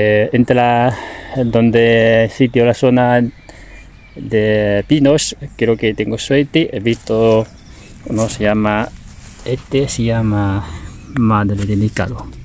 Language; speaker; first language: Spanish; non-native, learner; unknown